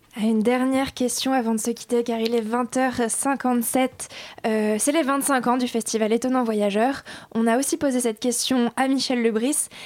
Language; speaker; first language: French; native; French